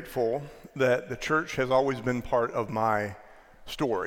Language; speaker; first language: English; native; English